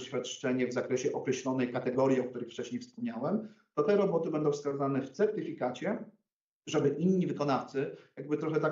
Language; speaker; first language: Polish; native; Polish